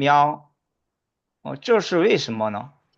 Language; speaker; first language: Chinese; non-native, fluent; Korean